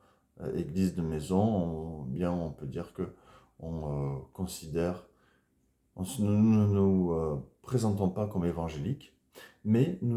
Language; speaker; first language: French; native; French